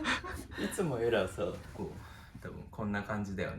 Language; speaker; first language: Japanese; native; Japanese